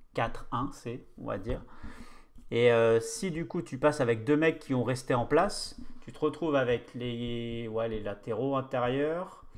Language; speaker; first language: French; native; French